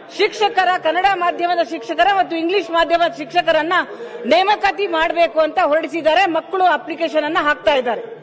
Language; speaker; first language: Kannada; non-native, local second language; Urdu